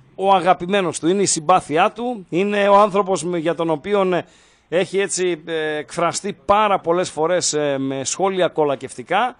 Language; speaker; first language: Greek; native; Greek